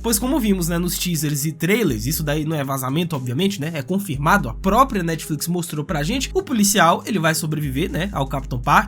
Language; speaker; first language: Portuguese; native; Portuguese